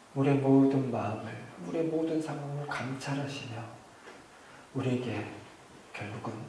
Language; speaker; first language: Korean; native; Korean